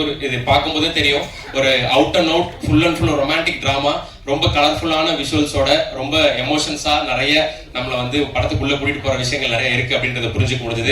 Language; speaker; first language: Tamil; native; Tamil